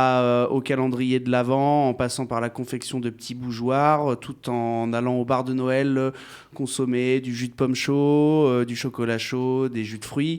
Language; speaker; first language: French; native; French